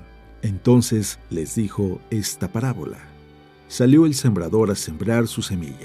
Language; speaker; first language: Spanish; native; Spanish